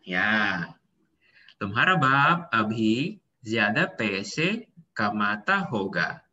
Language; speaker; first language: Hindi; non-native, fluent; Indonesian